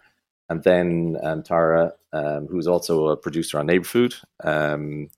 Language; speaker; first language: English; native; English